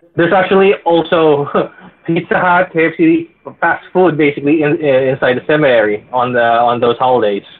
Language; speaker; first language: English; non-native, local second language; Filipino